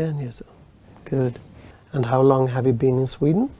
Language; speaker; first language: English; non-native, fluent; Swedish